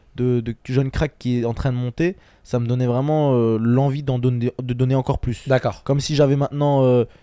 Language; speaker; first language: French; early bilingual, other home language; Chechen